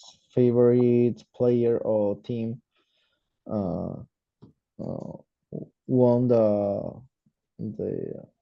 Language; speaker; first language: English; non-native, learner; Spanish